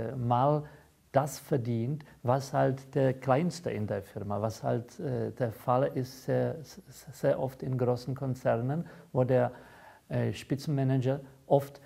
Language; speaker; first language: German; non-native, fluent; Czech